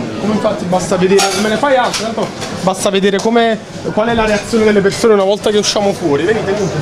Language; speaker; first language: Italian; native; Italian